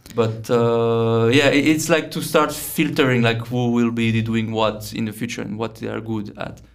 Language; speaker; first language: English; non-native, fluent; French